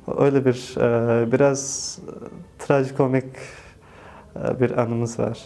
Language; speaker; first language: Turkish; non-native, fluent; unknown